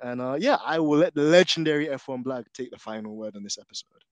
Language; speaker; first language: English; native; English